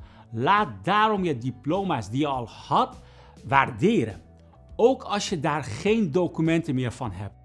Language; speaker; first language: Dutch; non-native, fluent; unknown